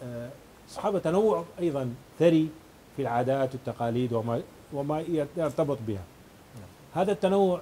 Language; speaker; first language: Arabic; native; Arabic